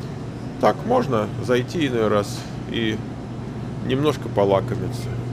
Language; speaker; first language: Russian; native; Russian